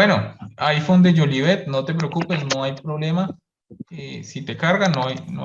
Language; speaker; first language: Spanish; native; Spanish